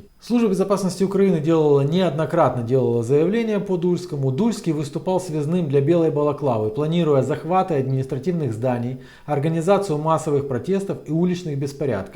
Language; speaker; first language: Russian; native; Russian